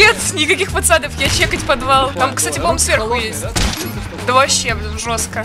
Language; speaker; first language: Russian; native; Russian